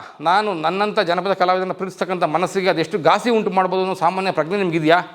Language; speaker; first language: Kannada; native; Kannada